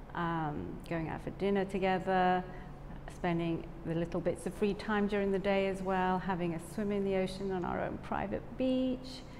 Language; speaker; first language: English; native; English